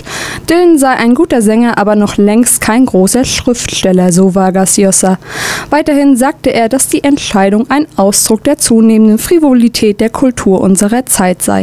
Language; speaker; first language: German; native; German